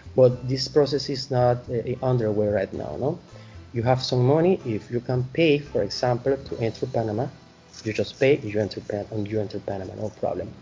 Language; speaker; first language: English; non-native, fluent; Spanish